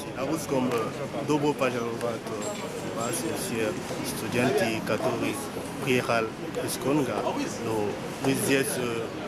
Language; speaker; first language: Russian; non-native, learner; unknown